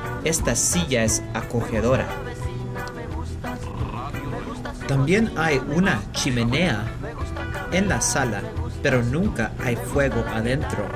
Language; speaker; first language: Spanish; non-native, learner; English